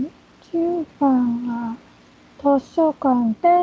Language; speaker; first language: Japanese; non-native, learner; Chinese